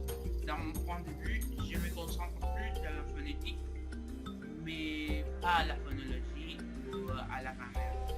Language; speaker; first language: French; non-native, learner; Spanish